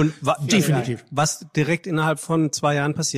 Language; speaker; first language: German; native; German